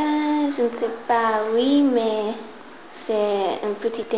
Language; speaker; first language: French; non-native, learner; English